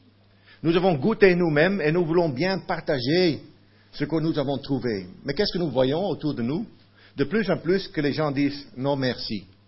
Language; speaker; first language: French; non-native, fluent; Dutch